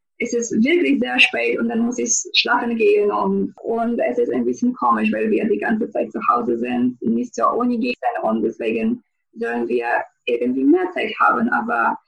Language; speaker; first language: German; non-native, fluent; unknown